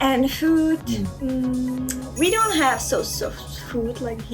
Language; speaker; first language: English; non-native, fluent; Czech